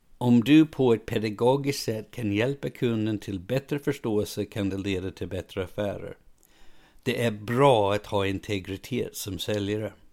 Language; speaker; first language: Swedish; non-native, fluent; English